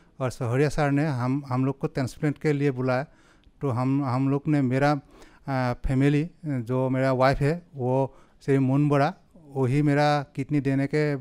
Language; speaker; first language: Hindi; non-native, local second language; Assamese